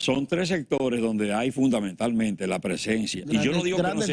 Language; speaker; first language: Spanish; native; Spanish